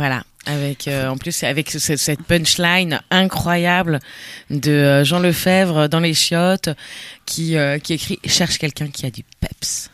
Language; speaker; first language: French; native; French